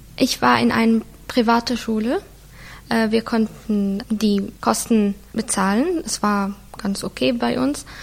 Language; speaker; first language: German; non-native, fluent; Arabic